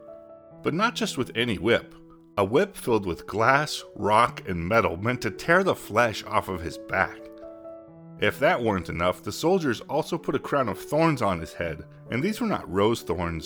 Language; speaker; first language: English; native; English